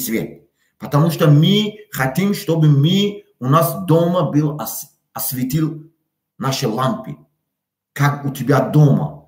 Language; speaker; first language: Russian; non-native, local second language; Tajik